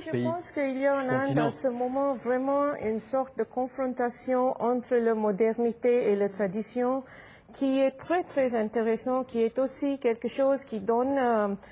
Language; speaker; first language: French; non-native, fluent; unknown